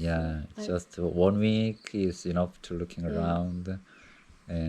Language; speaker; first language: English; non-native, learner; Korean